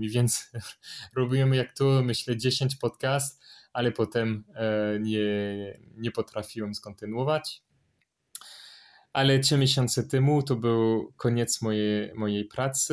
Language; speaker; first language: Polish; non-native, learner; French